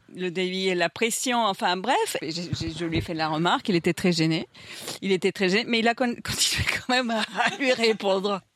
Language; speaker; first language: French; non-native, fluent; Spanish